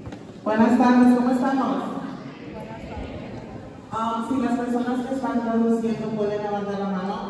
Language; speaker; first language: Spanish; early bilingual, heritage; Spanish